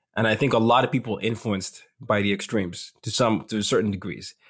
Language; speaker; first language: English; non-native, local second language; Yoruba